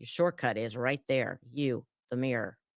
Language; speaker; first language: English; native; English